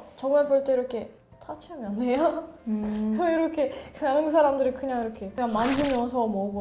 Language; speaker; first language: Korean; non-native, learner; Russian